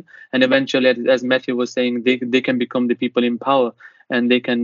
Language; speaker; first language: English; non-native, fluent; Italian